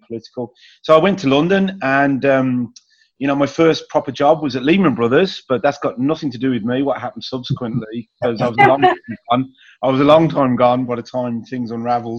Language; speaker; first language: English; native; English